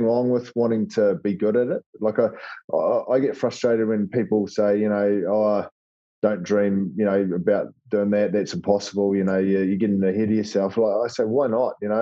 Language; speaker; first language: English; native; English